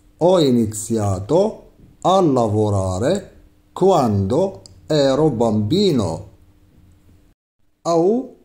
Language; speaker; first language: Italian; non-native, fluent; Arabic